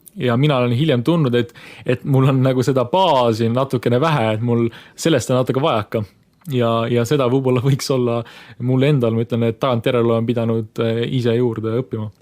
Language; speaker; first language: Estonian; native; Estonian